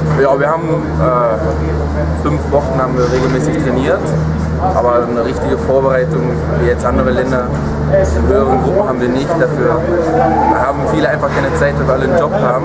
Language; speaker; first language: German; non-native, fluent; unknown